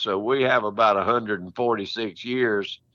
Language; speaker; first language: English; native; English